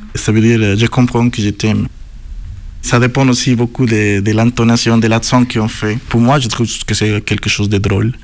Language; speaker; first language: French; non-native, learner; Spanish